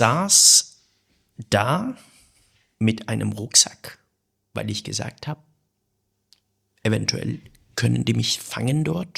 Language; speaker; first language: German; early bilingual, other home language; Persian